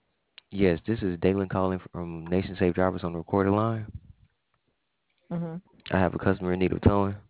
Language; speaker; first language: English; native; English